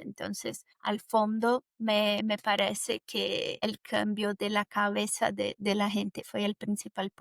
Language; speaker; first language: Spanish; non-native, fluent; Portuguese